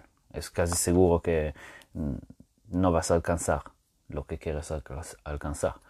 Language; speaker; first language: Spanish; non-native, fluent; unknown